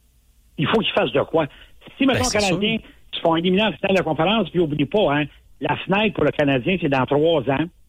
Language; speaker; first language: French; native; French